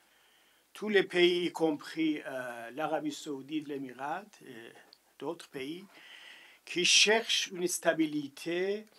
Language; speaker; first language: French; non-native, fluent; Persian